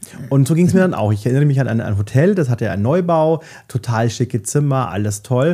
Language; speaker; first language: German; native; German